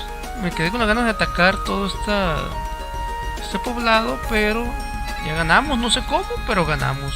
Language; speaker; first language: Spanish; native; Spanish